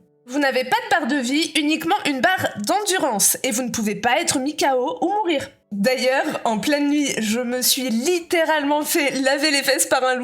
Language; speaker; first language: French; native; French